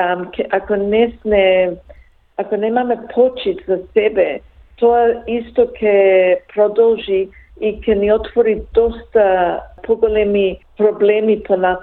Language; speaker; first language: Macedonian; early bilingual, heritage; Macedonian